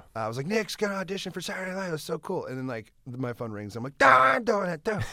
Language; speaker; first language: English; native; English